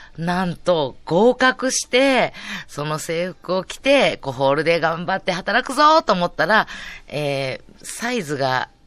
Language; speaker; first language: Japanese; native; Japanese